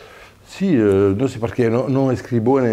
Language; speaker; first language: Spanish; non-native, fluent; French